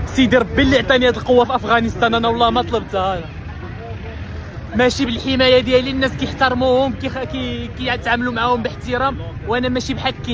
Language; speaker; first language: Arabic; native; Arabic